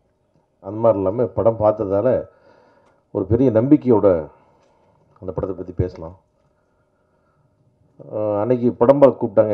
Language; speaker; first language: Tamil; native; Tamil